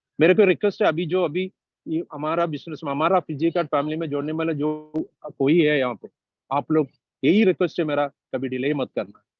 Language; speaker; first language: Hindi; non-native, local second language; Malayalam